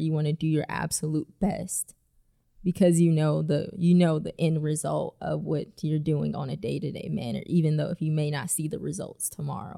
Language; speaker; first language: English; native; English